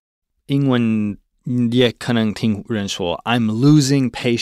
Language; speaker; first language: Chinese; non-native, fluent; English